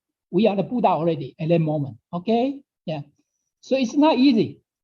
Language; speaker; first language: English; non-native, fluent; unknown